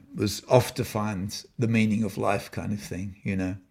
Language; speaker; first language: English; native; English